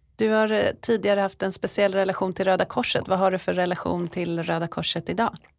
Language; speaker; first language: Swedish; native; Swedish